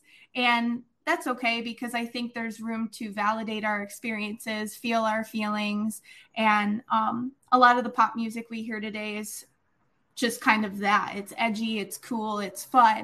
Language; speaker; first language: English; native; English